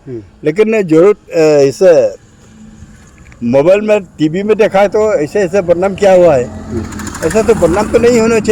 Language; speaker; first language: Hindi; non-native, local second language; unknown